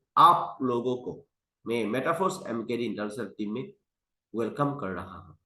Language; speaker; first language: Hindi; non-native, local second language; Assamese